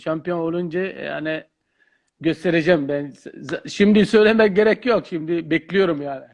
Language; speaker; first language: Turkish; non-native, learner; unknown